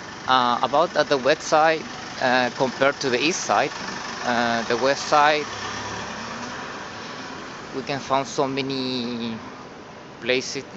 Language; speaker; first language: English; non-native, learner; Spanish